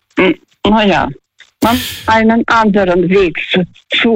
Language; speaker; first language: German; non-native, fluent; Russian